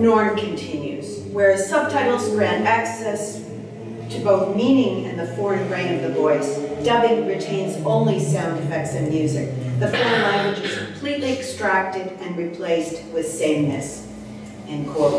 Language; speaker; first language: English; native; English